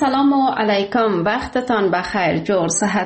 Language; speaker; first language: Persian; native; Persian